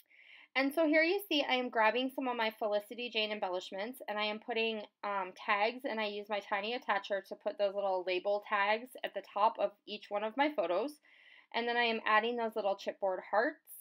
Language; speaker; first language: English; native; English